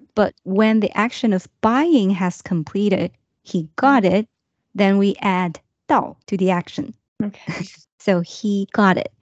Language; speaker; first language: English; non-native, fluent; Chinese